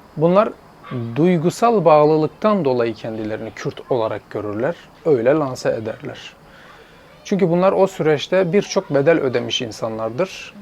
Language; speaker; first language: Turkish; non-native, local second language; Zaza